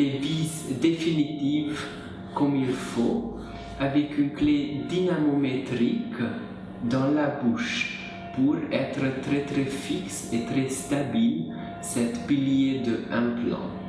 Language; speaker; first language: French; non-native, fluent; Hungarian